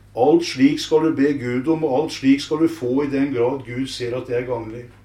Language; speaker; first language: Norwegian; native; Norwegian